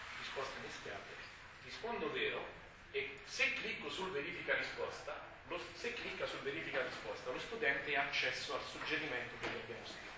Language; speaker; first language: Italian; non-native, fluent; French